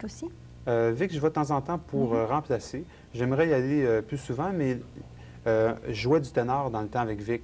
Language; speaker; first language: French; native; French